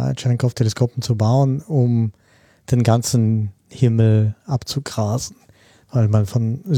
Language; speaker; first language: German; non-native, fluent; Russian